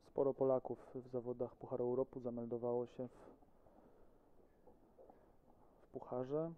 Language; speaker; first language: Polish; native; Polish